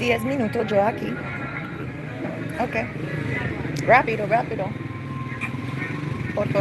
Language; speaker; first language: Spanish; non-native, learner; English